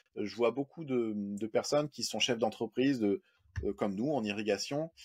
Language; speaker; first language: French; native; French